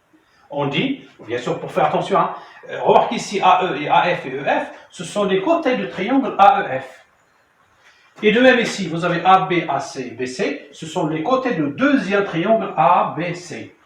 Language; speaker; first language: French; non-native, local second language; Arabic